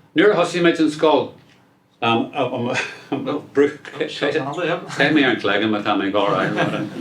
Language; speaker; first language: Irish; non-native, local second language; English